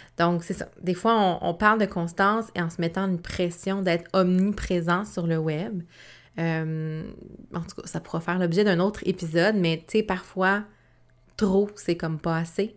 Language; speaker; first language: French; native; French